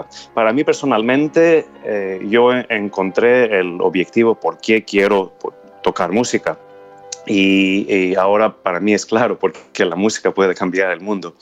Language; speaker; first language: Spanish; non-native, fluent; Greek